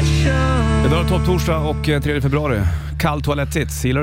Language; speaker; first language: Swedish; native; Swedish